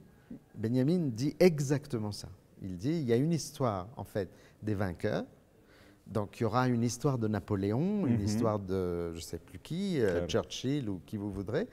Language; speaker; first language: French; native; French